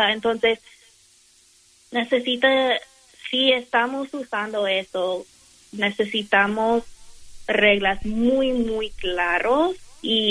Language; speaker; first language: Spanish; non-native, learner; English